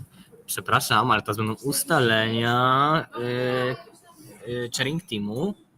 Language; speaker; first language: Polish; non-native, fluent; Ukrainian